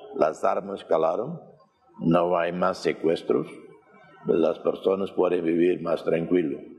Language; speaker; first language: Spanish; non-native, fluent; Portuguese